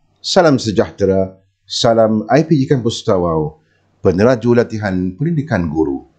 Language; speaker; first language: Malay; native; Malay